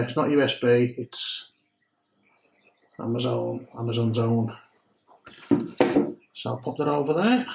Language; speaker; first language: English; native; English